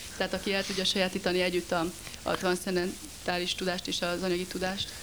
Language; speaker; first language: Hungarian; native; Hungarian